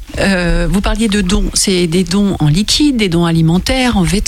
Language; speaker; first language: French; native; French